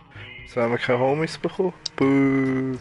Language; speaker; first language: German; native; German